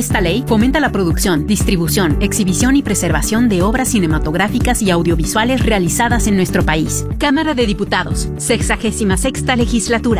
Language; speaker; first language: Spanish; native; Spanish